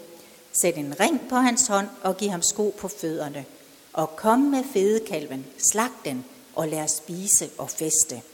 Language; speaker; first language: Danish; native; Danish